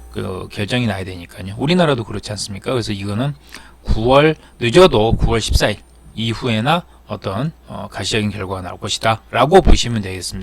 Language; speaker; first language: Korean; native; Korean